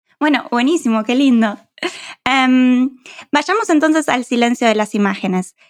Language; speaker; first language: Spanish; native; Spanish